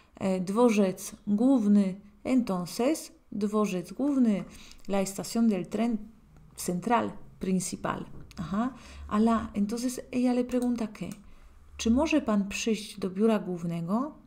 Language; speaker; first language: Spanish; non-native, fluent; Polish